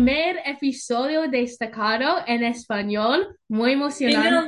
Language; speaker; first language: Spanish; non-native, learner; English